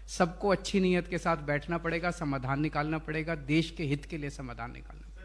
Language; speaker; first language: Hindi; native; Hindi